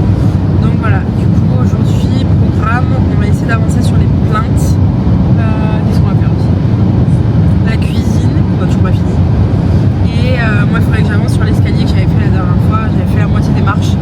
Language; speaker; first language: French; native; French